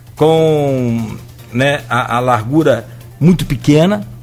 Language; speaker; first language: Portuguese; native; Portuguese